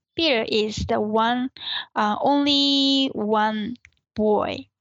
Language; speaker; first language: English; non-native, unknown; Japanese